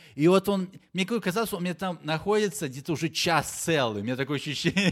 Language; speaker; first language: Russian; native; Russian